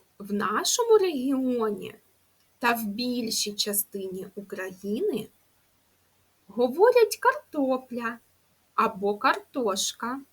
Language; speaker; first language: Ukrainian; native; Ukrainian